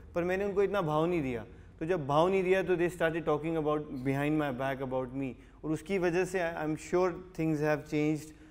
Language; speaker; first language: Hindi; native; Hindi